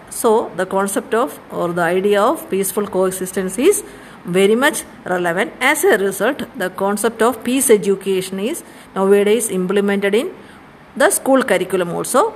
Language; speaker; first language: English; non-native, local second language; Malayalam